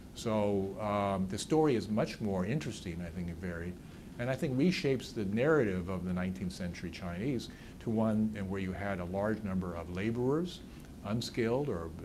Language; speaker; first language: English; native; English